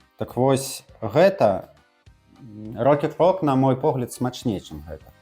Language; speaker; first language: Belarusian; non-native, local second language; Russian